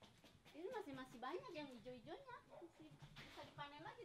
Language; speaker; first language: Indonesian; native; Indonesian